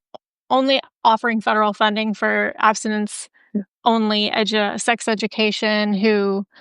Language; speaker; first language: English; native; English